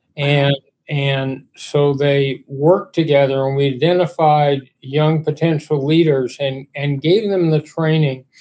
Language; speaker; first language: English; native; English